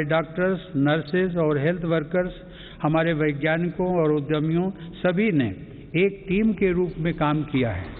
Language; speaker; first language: Hindi; native; Hindi